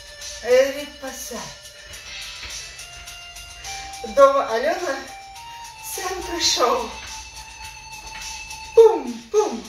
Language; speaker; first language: Italian; non-native, learner; Russian